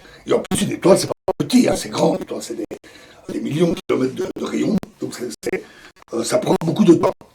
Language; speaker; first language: French; native; French